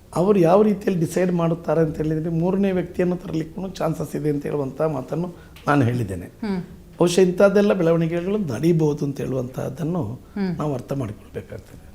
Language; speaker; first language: Kannada; non-native, local second language; Badaga